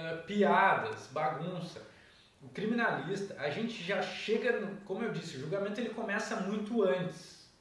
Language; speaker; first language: Portuguese; native; Portuguese